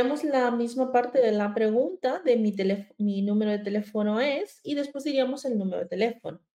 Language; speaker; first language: Spanish; early bilingual, other home language; Chinese